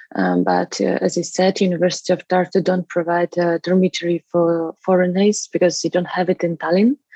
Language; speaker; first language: English; non-native, learner; Russian